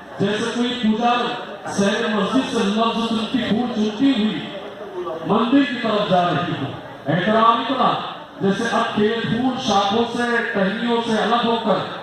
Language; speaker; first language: Urdu; native; Urdu